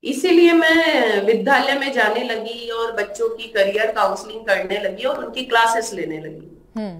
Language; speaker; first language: Hindi; native; Hindi